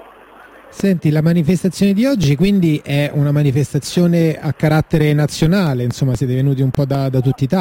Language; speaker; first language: Italian; native; Italian